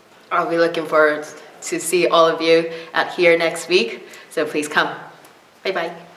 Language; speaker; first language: English; early bilingual, other home language; Japanese